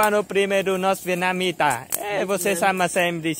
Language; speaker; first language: Portuguese; non-native, learner; Vietnamese